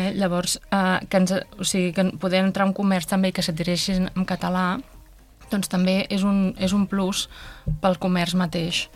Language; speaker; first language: Catalan; native; Catalan